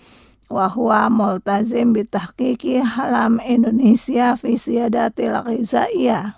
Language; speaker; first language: Arabic; non-native, learner; Indonesian